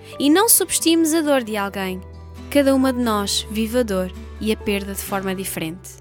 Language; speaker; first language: Portuguese; native; Portuguese